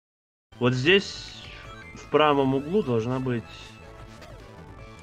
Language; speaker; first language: Russian; native; Russian